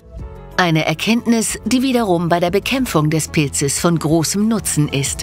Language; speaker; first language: German; native; German